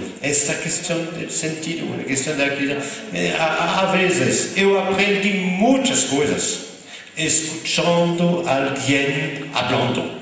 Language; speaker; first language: Spanish; non-native, fluent; French